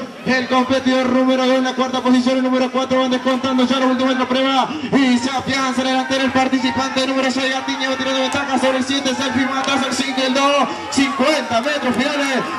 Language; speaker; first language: Spanish; native; Spanish